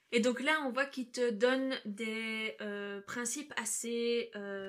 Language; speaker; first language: French; native; French